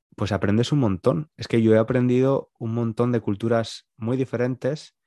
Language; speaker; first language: Spanish; native; Spanish